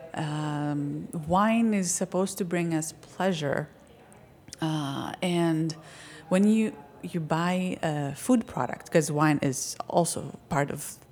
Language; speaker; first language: English; non-native, fluent; Greek